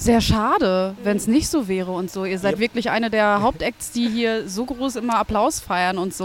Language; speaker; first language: German; native; German